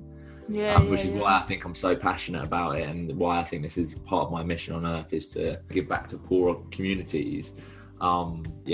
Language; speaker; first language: English; native; English